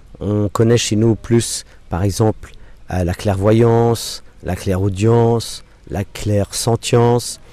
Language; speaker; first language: French; non-native, local second language; English